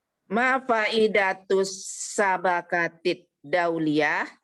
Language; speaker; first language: Arabic; non-native, learner; Indonesian